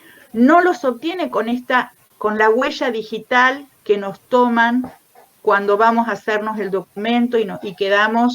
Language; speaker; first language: Spanish; native; Spanish